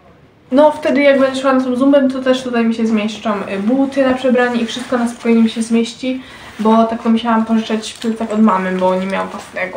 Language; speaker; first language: Polish; native; Polish